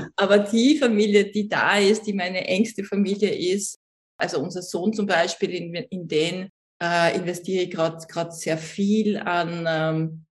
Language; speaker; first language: German; native; German